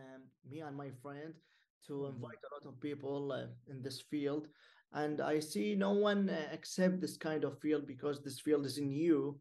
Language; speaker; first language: English; non-native, fluent; Arabic